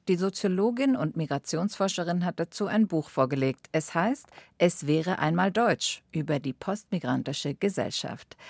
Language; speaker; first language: German; native; German